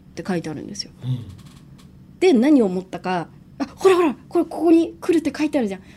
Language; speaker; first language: Japanese; native; Japanese